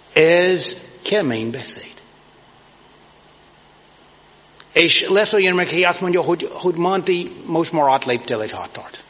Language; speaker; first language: Hungarian; non-native, learner; English